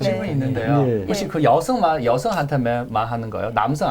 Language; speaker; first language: Korean; non-native, learner; Chinese